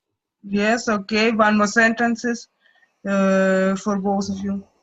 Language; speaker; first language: English; non-native, fluent; Russian